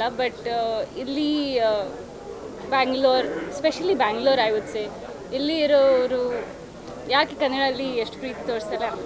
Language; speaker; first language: Kannada; non-native, learner; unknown